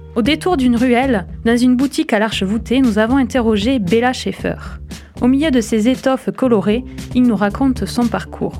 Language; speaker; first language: French; native; French